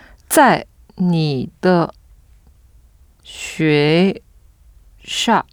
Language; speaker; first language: Chinese; non-native, learner; French